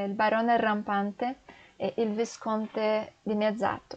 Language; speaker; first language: Italian; non-native, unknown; Portuguese